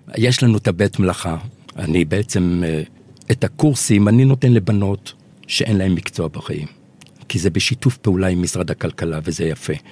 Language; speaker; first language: Hebrew; early bilingual, other home language; Arabic